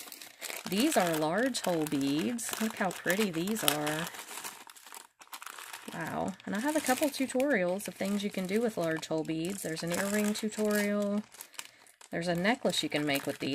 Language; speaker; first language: English; native; English